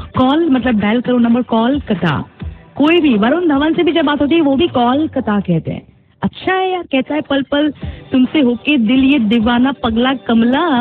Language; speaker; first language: Hindi; native; Hindi